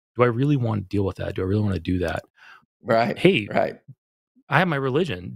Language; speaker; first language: English; native; English